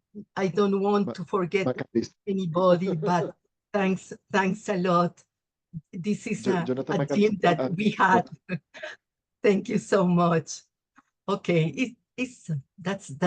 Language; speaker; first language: English; non-native, learner; Spanish